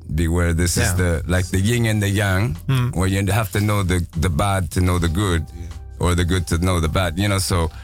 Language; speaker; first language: English; non-native, fluent; Japanese